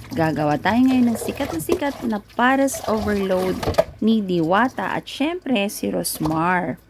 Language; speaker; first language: Filipino; non-native, local second language; Iloko